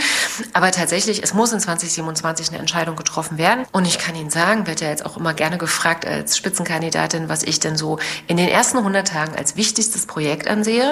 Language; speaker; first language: German; native; German